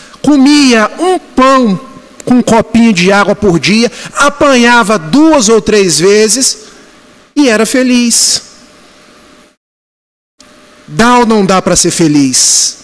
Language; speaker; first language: Portuguese; native; Portuguese